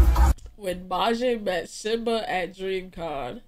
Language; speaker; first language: English; native; English